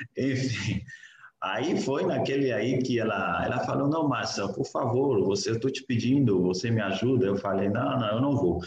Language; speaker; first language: Portuguese; non-native, fluent; Hausa